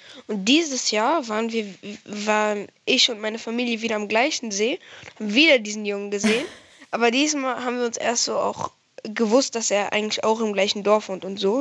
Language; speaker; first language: German; native; German